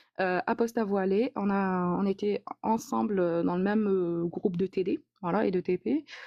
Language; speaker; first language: French; non-native, local second language; Arabic